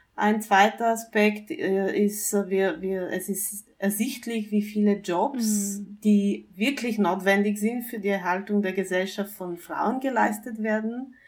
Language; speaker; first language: German; non-native, fluent; Bulgarian